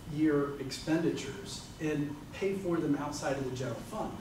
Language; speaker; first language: English; native; English